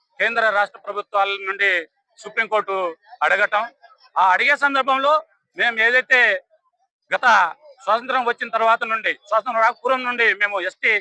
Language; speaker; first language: Telugu; non-native, local second language; Lambadi